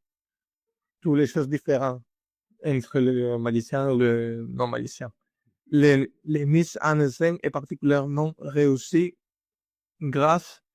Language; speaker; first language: French; non-native, learner; Spanish